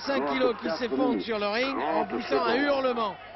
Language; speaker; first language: French; native; French